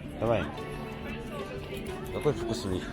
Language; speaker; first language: Russian; non-native, learner; Korean